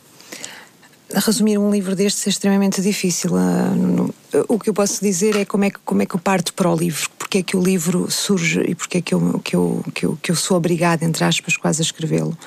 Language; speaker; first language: Portuguese; native; Portuguese